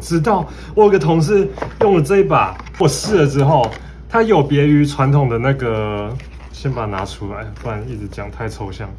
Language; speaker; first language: Chinese; native; Chinese